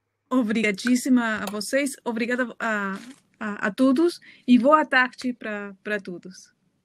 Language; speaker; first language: Portuguese; non-native, learner; Spanish